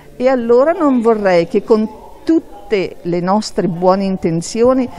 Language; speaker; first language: Italian; native; Italian